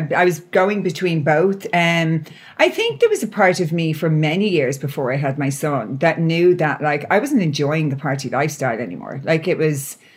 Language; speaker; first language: English; native; English